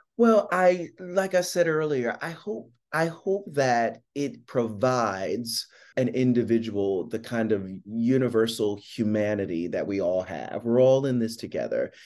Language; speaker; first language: English; native; English